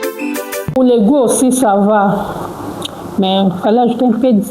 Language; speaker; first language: French; non-native, local second language; Lingala